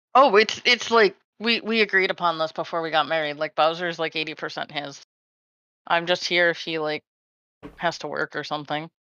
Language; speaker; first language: English; native; English